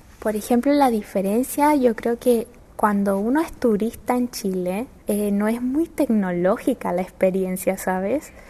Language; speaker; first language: Spanish; native; Spanish